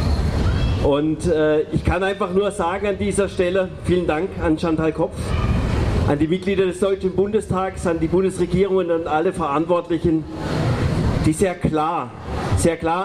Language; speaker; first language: German; native; German